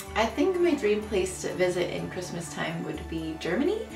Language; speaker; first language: English; native; English